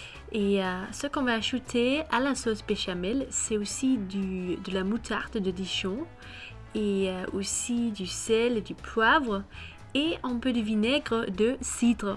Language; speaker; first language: French; non-native, fluent; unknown